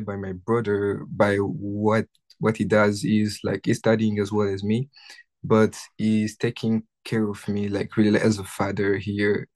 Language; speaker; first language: English; non-native, fluent; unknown